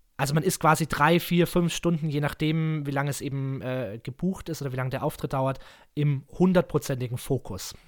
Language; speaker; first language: German; native; German